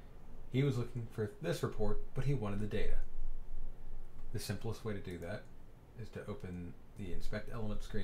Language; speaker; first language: English; native; English